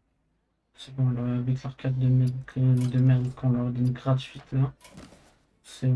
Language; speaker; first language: French; native; French